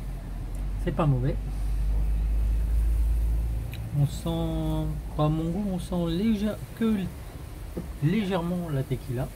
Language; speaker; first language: French; native; French